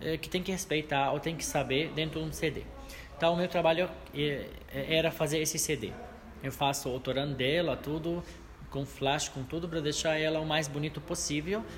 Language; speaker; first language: Portuguese; non-native, fluent; Arabic